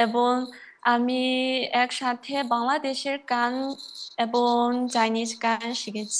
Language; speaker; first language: Bangla; non-native, learner; Chinese